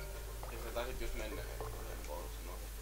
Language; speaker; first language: Finnish; native; Finnish